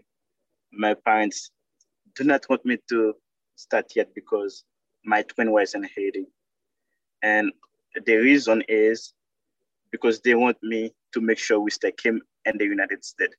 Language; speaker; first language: English; non-native, learner; Haitian Creole